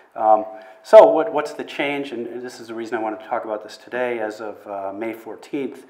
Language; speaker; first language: English; native; English